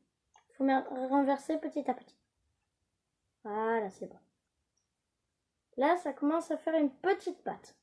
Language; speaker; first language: French; native; French